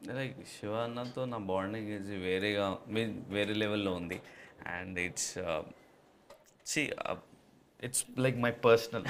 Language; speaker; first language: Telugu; non-native, local second language; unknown